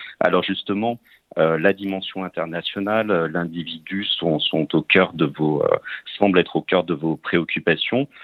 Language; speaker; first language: French; native; French